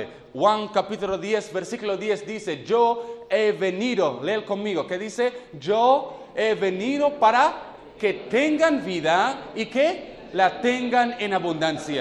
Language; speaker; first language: Spanish; non-native, fluent; English